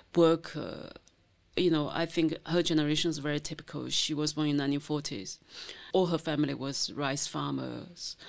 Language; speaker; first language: English; non-native, fluent; Chinese